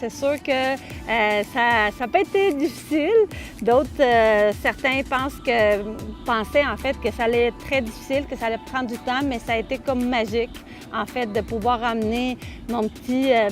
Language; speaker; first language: French; non-native, fluent; Spanish